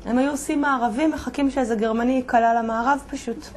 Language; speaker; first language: Hebrew; native; Hebrew